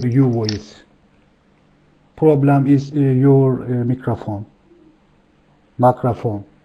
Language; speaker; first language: English; non-native, learner; Turkish